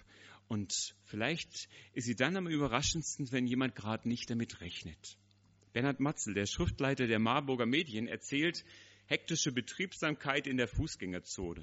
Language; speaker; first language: German; native; German